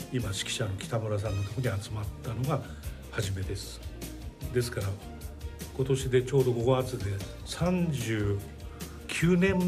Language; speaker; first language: Japanese; native; Japanese